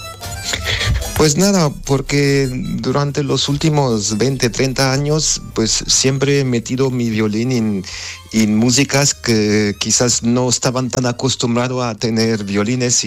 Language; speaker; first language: Spanish; non-native, fluent; Armenian